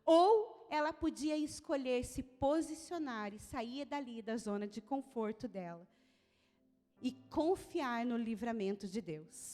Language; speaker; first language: Portuguese; native; Portuguese